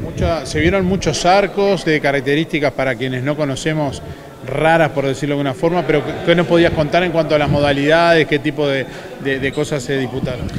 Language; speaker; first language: Spanish; native; Spanish